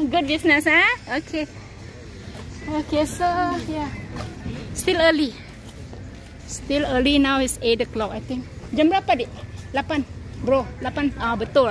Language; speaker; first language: English; non-native, local second language; Malay